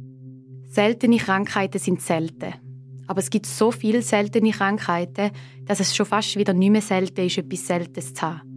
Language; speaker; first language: German; native; German